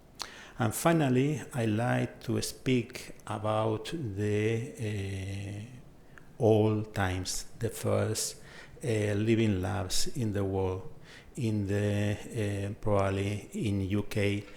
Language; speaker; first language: English; non-native, fluent; Spanish